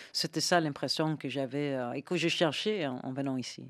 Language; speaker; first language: French; non-native, fluent; English